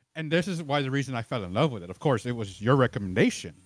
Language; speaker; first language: English; native; English